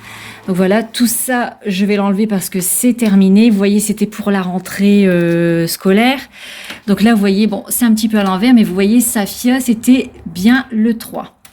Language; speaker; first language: French; native; French